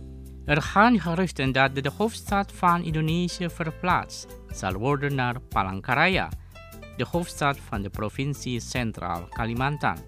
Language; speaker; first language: Dutch; non-native, fluent; Indonesian